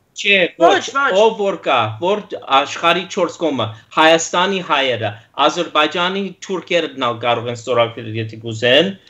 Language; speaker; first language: Armenian; early bilingual, heritage; Armenian